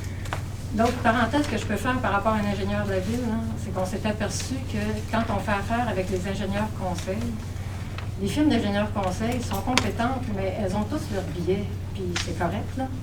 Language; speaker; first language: French; native; French